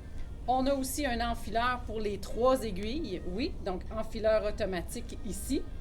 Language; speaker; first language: French; native; French